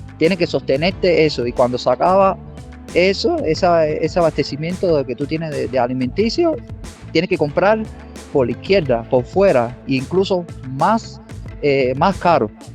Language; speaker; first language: Spanish; native; Spanish